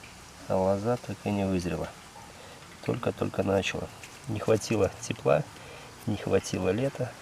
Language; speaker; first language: Russian; native; Russian